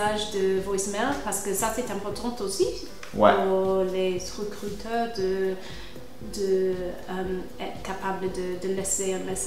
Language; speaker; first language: French; non-native, fluent; English